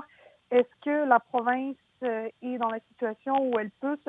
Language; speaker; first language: French; native; French